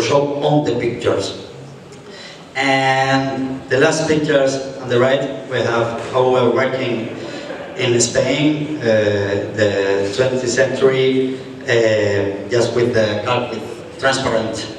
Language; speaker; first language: English; non-native, fluent; Spanish